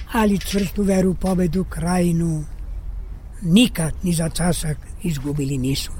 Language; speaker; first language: Croatian; early bilingual, heritage; Croatian